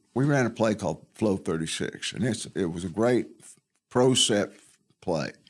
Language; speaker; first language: English; native; English